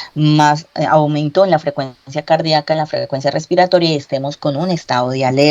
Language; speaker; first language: Spanish; native; Spanish